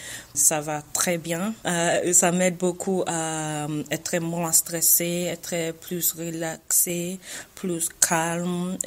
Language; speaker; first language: French; non-native, learner; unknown